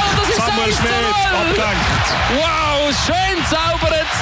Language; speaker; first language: German; native; German